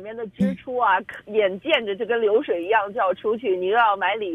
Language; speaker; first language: Chinese; native; Chinese